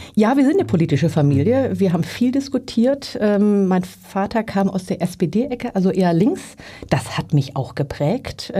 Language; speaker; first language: German; native; German